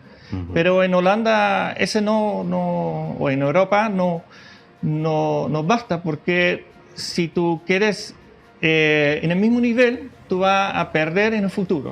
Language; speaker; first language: Spanish; non-native, fluent; Dutch